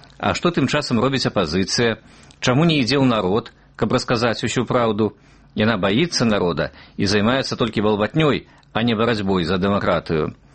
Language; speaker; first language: Belarusian; native; Belarusian